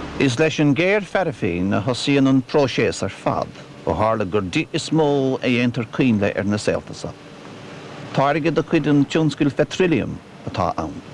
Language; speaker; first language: Irish; native; Irish